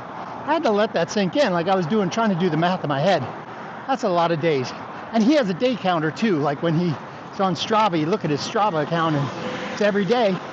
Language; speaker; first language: English; native; English